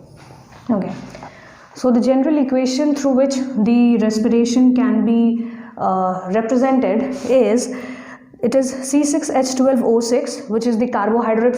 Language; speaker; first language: English; non-native, local second language; Hindi